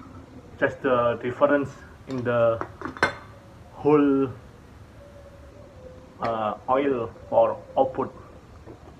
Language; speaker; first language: English; non-native, learner; Indonesian